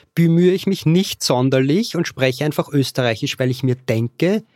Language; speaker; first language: German; native; German